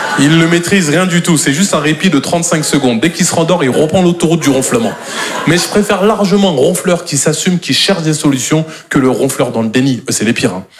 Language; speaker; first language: French; native; French